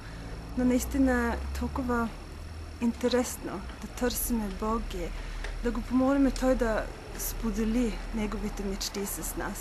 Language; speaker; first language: Bulgarian; non-native, fluent; Norwegian